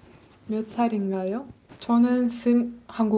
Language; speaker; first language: Korean; non-native, learner; Russian